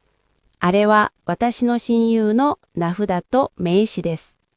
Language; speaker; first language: Japanese; non-native, fluent; Korean